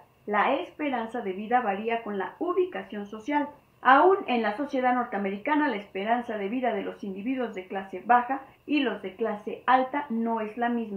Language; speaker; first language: Spanish; native; Spanish